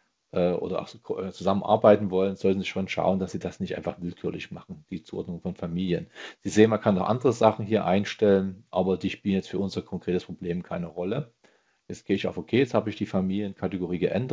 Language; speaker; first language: German; native; German